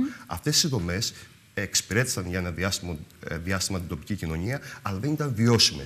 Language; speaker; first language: Greek; native; Greek